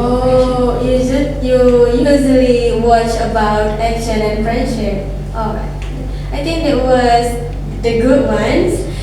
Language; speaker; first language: English; non-native, learner; Indonesian